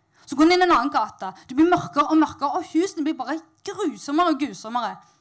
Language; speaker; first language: Norwegian; native; Norwegian